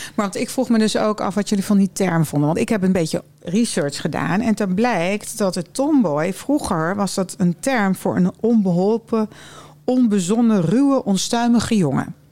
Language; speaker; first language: Dutch; early bilingual, other home language; German